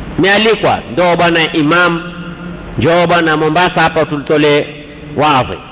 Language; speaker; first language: Swahili; native; Swahili